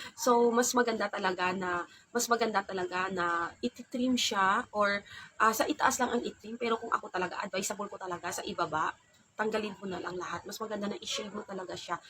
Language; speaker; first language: Filipino; non-native, local second language; Hiligaynon